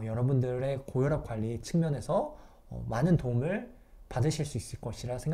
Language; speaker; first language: Korean; native; Korean